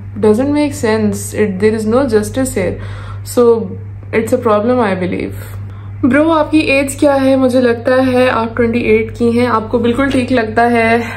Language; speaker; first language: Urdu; native; Urdu